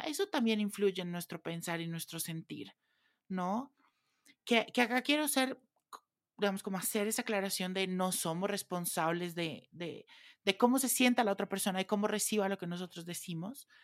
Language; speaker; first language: Spanish; native; Spanish